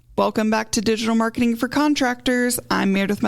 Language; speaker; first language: English; native; English